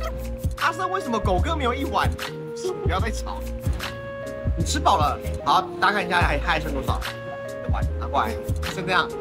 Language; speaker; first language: Chinese; native; Chinese